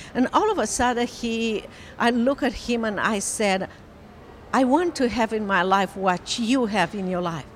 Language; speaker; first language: English; non-native, fluent; Romanian